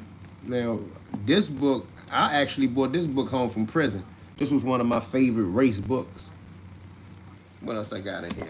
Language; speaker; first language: English; native; English